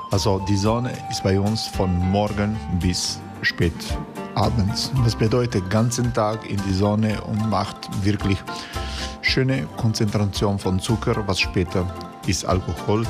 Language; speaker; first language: German; non-native, learner; Croatian